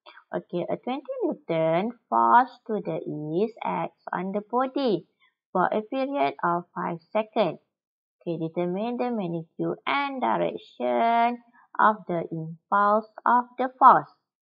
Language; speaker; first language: English; non-native, local second language; Malay